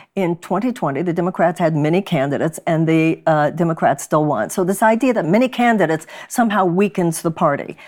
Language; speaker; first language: English; native; English